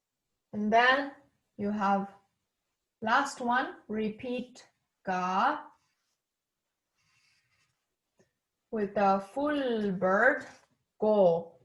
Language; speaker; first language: English; non-native, fluent; Tibetan